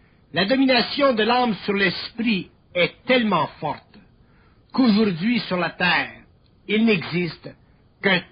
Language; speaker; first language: French; native; French